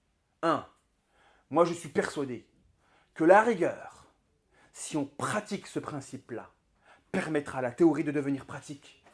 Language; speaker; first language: French; native; French